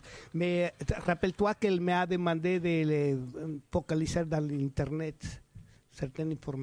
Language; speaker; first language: French; non-native, fluent; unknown